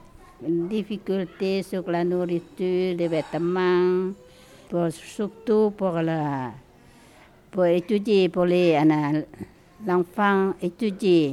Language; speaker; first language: French; non-native, learner; Lao